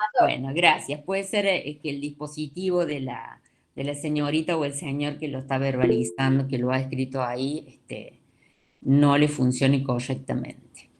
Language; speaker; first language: Spanish; native; Spanish